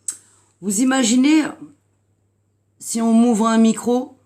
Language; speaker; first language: French; native; French